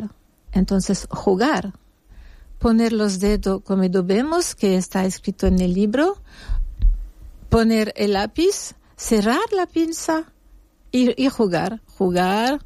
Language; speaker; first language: Spanish; non-native, fluent; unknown